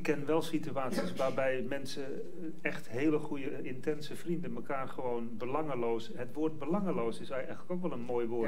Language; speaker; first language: Dutch; native; Dutch